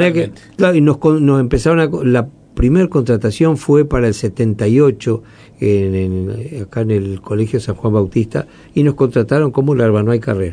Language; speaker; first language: Spanish; native; Spanish